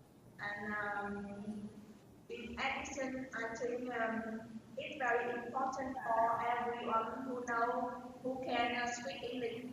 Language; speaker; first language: English; non-native, learner; Vietnamese